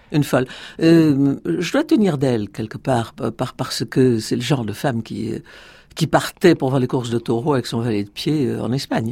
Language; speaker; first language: French; native; French